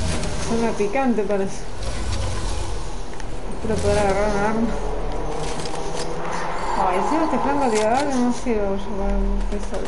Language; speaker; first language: Spanish; native; Spanish